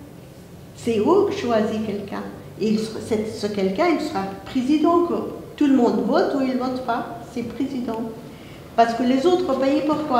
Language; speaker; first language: French; non-native, fluent; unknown